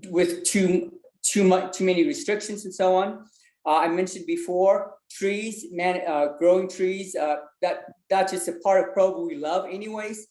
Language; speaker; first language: English; early bilingual, other home language; Vietnamese